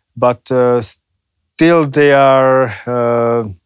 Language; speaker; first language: English; non-native, fluent; Slovak